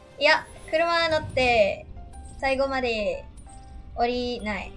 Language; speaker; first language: Japanese; non-native, learner; Thai